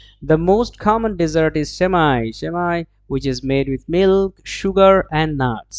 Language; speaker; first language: English; non-native, local second language; Bangla